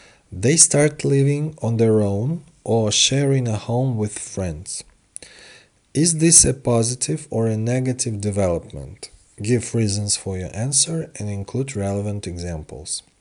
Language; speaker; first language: English; non-native, fluent; Russian